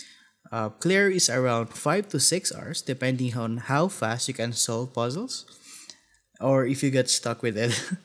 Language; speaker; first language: English; non-native, fluent; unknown